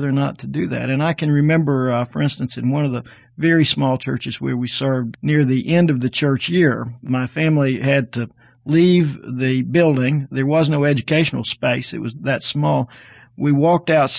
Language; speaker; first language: English; native; English